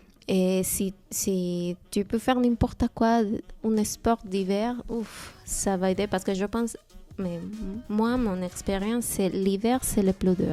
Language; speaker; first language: French; non-native, learner; Spanish